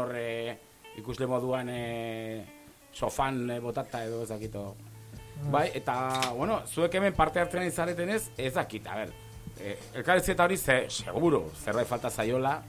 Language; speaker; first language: Basque; native; Basque